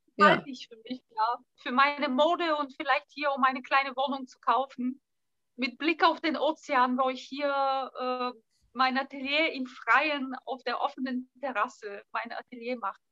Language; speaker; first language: German; non-native, fluent; Bulgarian